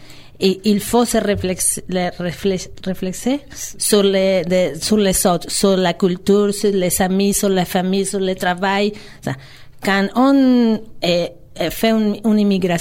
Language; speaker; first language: French; non-native, fluent; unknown